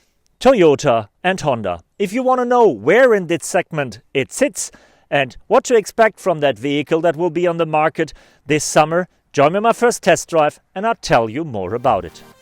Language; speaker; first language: English; non-native, fluent; German